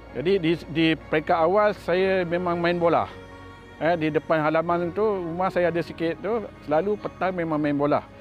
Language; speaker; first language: Malay; native; Malay